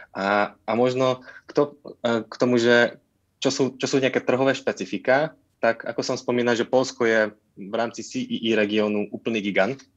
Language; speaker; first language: Slovak; non-native, local second language; Hungarian